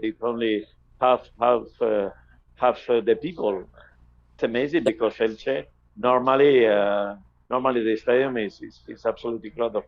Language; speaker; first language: English; non-native, fluent; Spanish